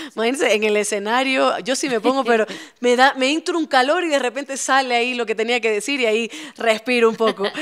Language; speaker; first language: Spanish; native; Spanish